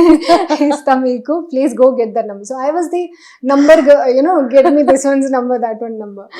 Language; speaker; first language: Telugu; non-native, learner; Hindi